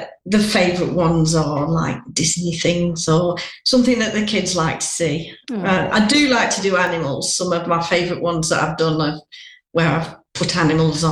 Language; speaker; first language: English; native; English